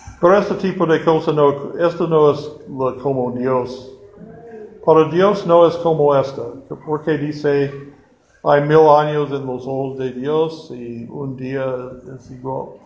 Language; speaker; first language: Spanish; non-native, fluent; English